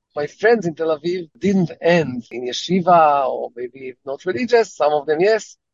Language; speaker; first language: English; early bilingual, heritage; Hebrew